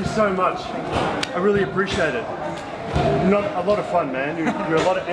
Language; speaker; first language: English; native; English